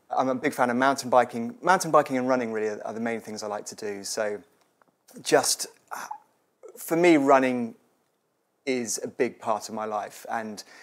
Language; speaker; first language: English; native; English